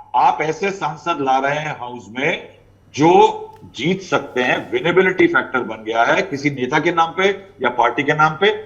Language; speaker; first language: Hindi; native; Hindi